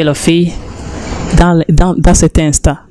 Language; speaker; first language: French; non-native, learner; Rundi